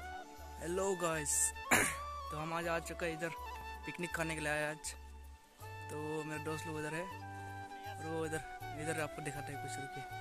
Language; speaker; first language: Hindi; non-native, local second language; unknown